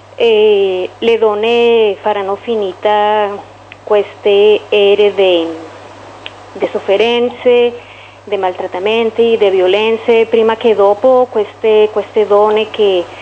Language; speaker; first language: Italian; non-native, learner; Spanish